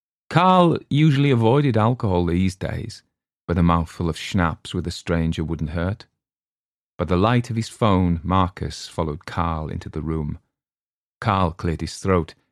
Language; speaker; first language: English; native; English